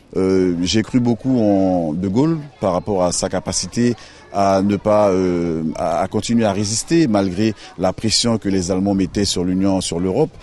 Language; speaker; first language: French; native; French